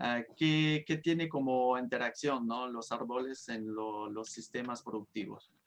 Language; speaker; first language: Spanish; non-native, fluent; French